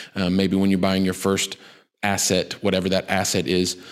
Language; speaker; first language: English; native; English